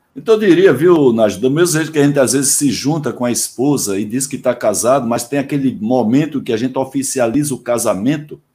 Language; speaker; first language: Portuguese; native; Portuguese